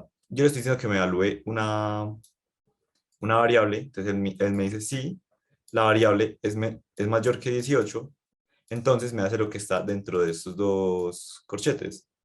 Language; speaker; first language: Spanish; native; Spanish